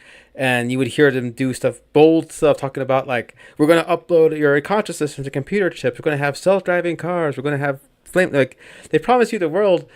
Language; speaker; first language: English; native; English